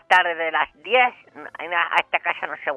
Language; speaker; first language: Spanish; native; Spanish